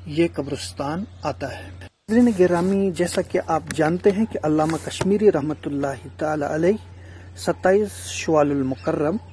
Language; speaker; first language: Urdu; native; Urdu